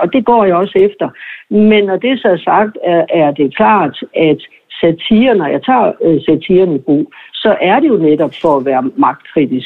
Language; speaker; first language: Danish; native; Danish